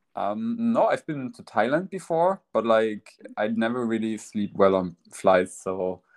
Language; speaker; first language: English; non-native, fluent; German